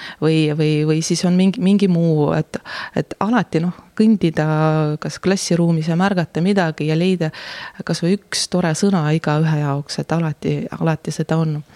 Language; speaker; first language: Estonian; non-native, local second language; Russian